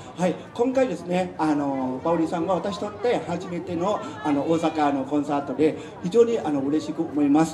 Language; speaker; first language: Japanese; non-native, fluent; Thai